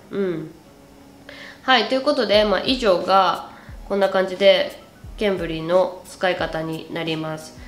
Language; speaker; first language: Japanese; native; Japanese